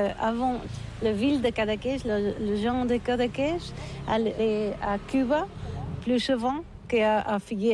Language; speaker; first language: French; non-native, learner; Catalan